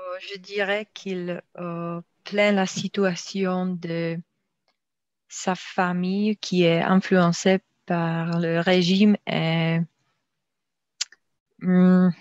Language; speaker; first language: French; non-native, learner; Slovak